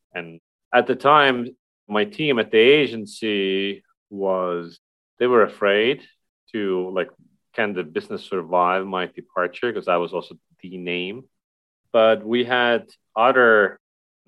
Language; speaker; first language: English; non-native, fluent; Estonian